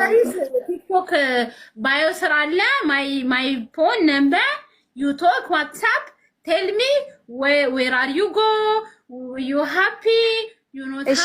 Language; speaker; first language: English; non-native, learner; Amharic